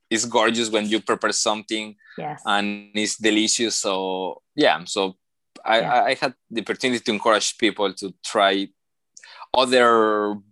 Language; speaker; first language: English; non-native, learner; Spanish